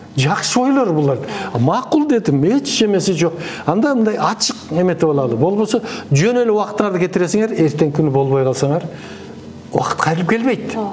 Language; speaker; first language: Kyrgyz; native; Kyrgyz